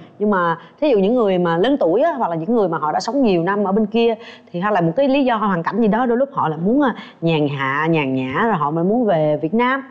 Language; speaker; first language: Vietnamese; native; Vietnamese